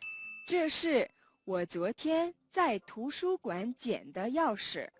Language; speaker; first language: Chinese; non-native, fluent; Mongolian